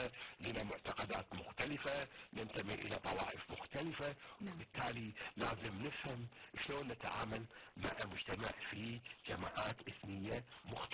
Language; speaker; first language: Arabic; native; Arabic